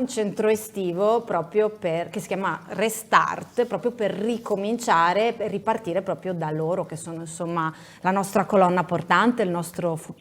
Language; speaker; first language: Italian; native; Italian